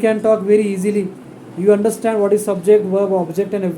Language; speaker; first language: English; non-native, local second language; Marathi